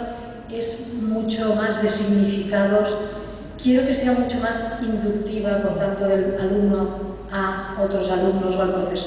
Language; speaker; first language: Spanish; native; Spanish